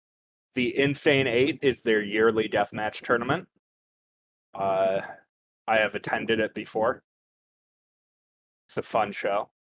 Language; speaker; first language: English; native; English